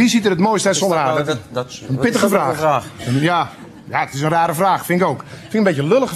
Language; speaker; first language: Dutch; native; Dutch